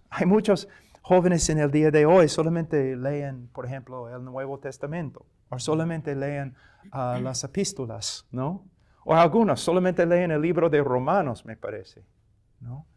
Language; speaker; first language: Spanish; non-native, fluent; English